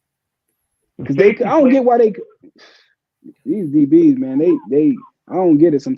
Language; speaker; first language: English; native; English